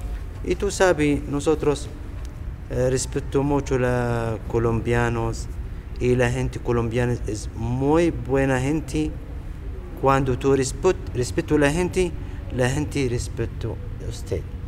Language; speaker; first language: Spanish; non-native, learner; Arabic